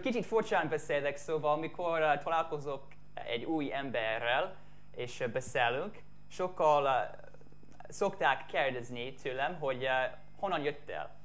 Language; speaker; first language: Hungarian; non-native, fluent; English